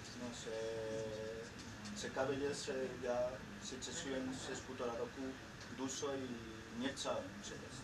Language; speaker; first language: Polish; non-native, learner; Spanish